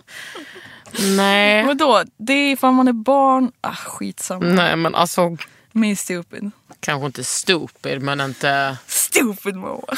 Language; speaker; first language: Swedish; native; Swedish